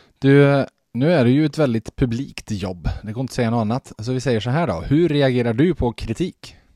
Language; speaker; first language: Swedish; native; Swedish